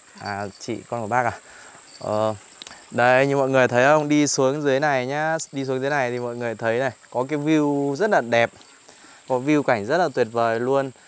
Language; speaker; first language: Vietnamese; native; Vietnamese